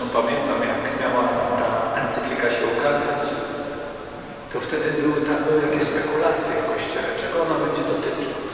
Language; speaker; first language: Polish; native; Polish